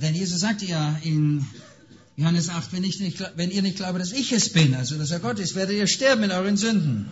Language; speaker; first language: German; native; German